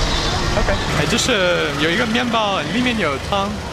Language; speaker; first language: Chinese; non-native, learner; English